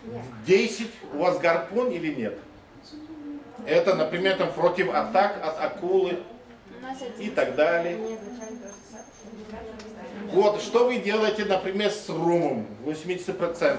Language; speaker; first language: Russian; non-native, fluent; Mongolian